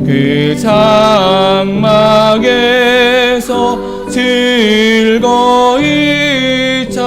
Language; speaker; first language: Korean; native; Korean